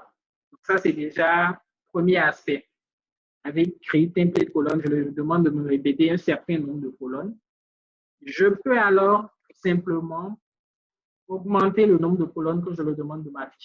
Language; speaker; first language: French; native; French